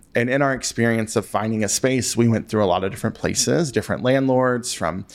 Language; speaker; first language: English; native; English